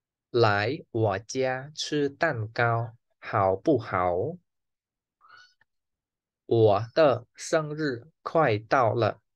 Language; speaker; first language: Chinese; non-native, fluent; Khmer